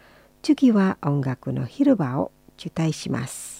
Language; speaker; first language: Japanese; non-native, fluent; Indonesian